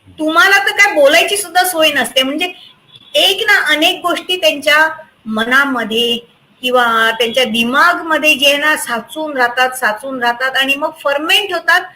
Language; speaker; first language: Marathi; native; Marathi